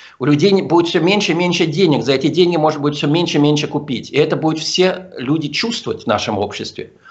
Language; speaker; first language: Russian; early bilingual, heritage; Russian